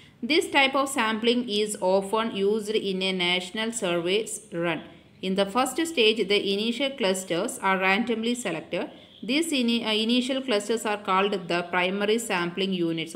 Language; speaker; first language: English; non-native, local second language; Malayalam